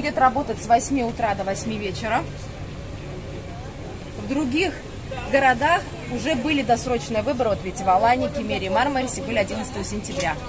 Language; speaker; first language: Russian; native; Russian